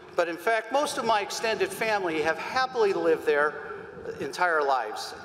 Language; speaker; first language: English; native; English